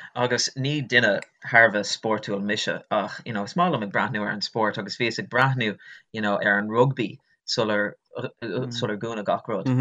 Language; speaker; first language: Irish; non-native, local second language; English